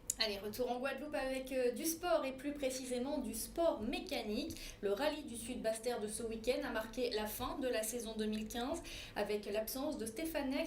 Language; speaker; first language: French; native; French